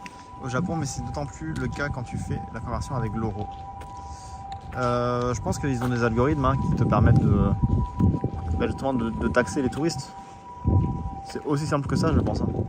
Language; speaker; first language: French; native; French